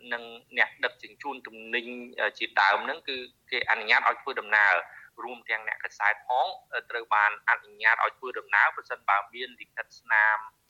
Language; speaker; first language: Khmer; native; Khmer